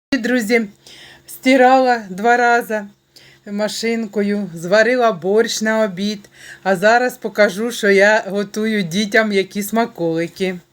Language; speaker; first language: Ukrainian; native; Ukrainian